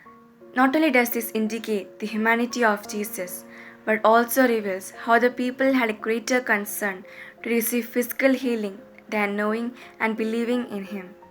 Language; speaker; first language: English; non-native, local second language; Malayalam